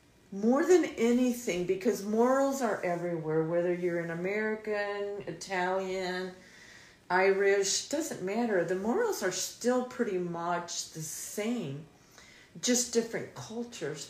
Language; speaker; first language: English; early bilingual, other home language; Spanish